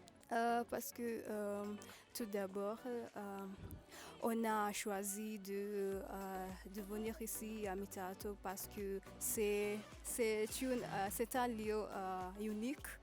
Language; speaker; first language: French; non-native, learner; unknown